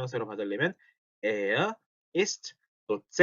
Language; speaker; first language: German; non-native, fluent; Korean